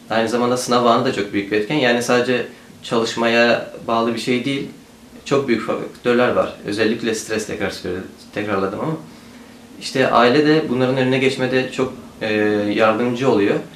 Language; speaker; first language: Turkish; early bilingual, heritage; Turkish